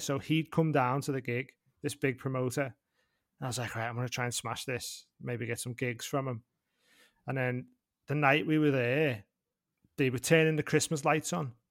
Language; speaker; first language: English; native; English